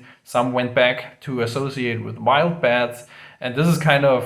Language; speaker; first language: English; non-native, fluent; German